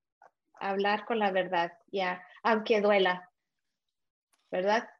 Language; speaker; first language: Spanish; early bilingual, heritage; English